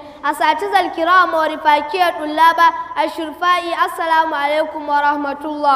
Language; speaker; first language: Arabic; non-native, learner; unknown